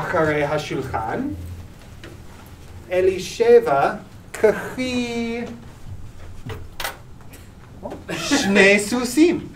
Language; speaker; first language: Hebrew; non-native, fluent; English